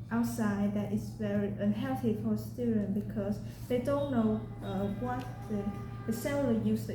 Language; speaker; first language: English; non-native, learner; Vietnamese